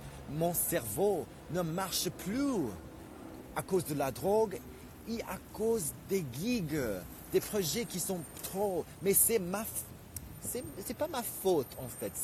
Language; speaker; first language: French; non-native, fluent; English